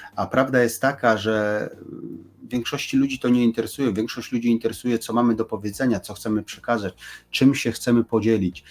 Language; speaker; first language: Polish; early bilingual, heritage; Polish